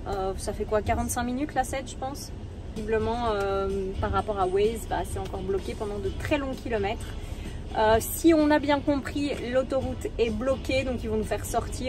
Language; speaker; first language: French; native; French